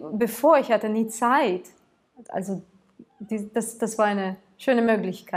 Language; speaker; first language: German; non-native, fluent; Tatar